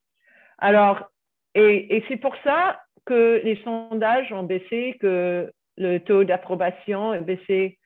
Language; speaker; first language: French; non-native, fluent; English